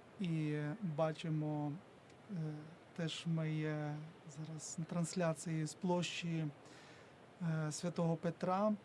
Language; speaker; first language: Ukrainian; native; Ukrainian